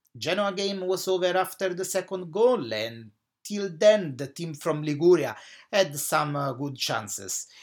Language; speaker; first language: English; non-native, fluent; Italian